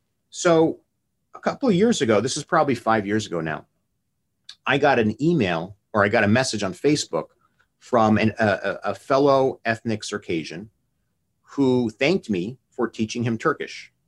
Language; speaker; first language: English; native; English